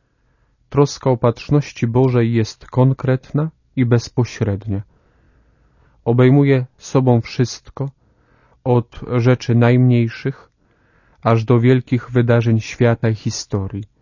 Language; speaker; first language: Polish; native; Polish